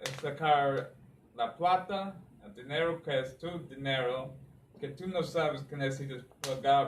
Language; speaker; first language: Spanish; non-native, learner; English